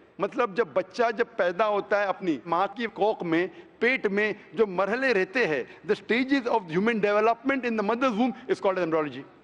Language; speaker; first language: Hindi; non-native, local second language; Konkani